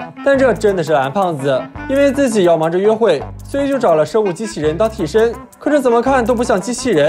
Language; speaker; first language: Chinese; native; Chinese